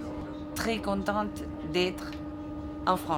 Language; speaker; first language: French; non-native, fluent; Spanish